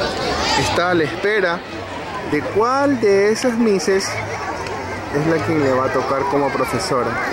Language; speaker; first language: Spanish; native; Spanish